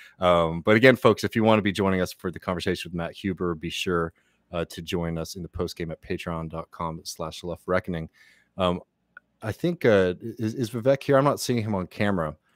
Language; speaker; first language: English; native; English